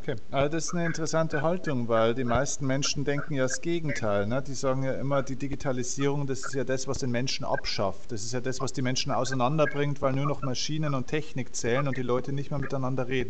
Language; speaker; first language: German; native; German